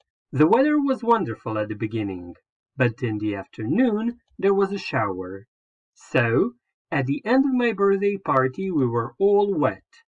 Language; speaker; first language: English; non-native, fluent; Croatian